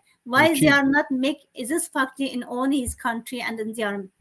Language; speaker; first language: English; non-native, learner; Chinese